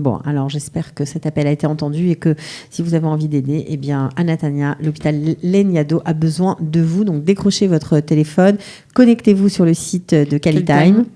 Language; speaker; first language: French; native; French